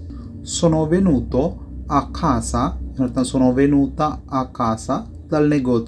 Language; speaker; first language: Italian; non-native, fluent; Sinhala